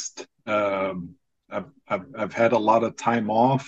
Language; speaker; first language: English; non-native, fluent; Arabic